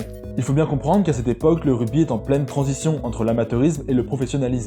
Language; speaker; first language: French; native; French